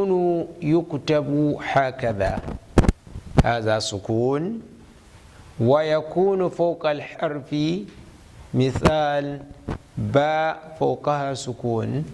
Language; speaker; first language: Arabic; non-native, fluent; Hausa